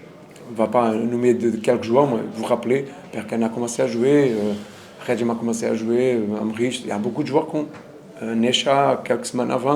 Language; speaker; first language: French; non-native, learner; Portuguese